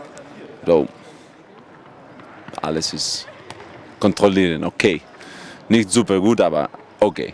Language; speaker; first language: German; non-native, learner; Russian